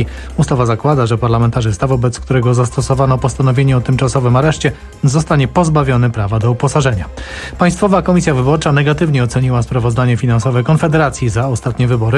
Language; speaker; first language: Polish; native; Polish